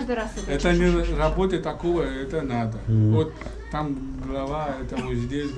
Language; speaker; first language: Russian; non-native, learner; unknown